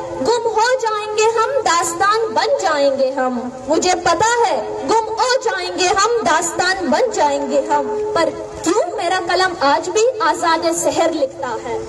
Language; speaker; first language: Urdu; non-native, local second language; Baluchi